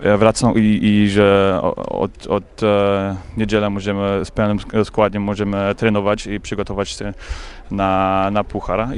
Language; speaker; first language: Polish; non-native, fluent; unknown